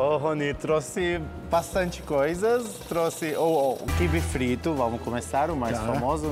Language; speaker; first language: Portuguese; non-native, fluent; Arabic